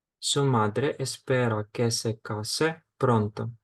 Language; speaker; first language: Spanish; non-native, fluent; Ukrainian